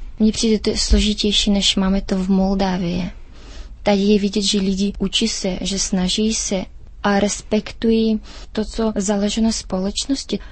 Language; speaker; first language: Czech; early bilingual, heritage; Czech